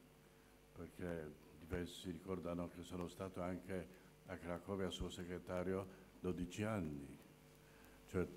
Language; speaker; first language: Italian; non-native, fluent; Polish